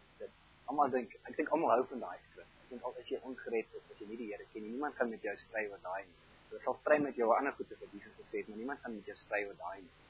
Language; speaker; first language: Afrikaans; non-native, fluent; German